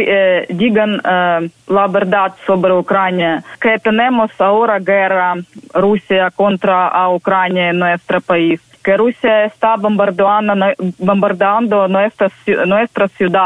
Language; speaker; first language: Spanish; non-native, fluent; Ukrainian